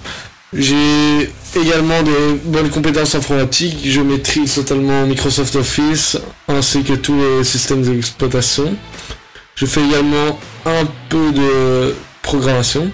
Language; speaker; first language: French; native; French